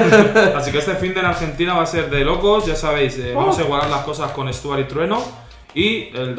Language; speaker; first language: Spanish; native; Spanish